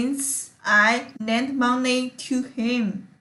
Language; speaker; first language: English; non-native, learner; Chinese